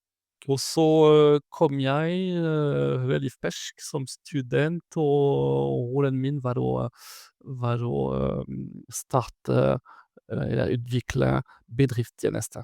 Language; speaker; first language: Norwegian; non-native, fluent; French